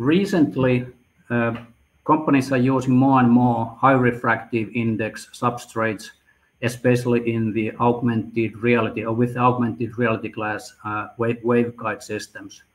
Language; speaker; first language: English; non-native, fluent; Finnish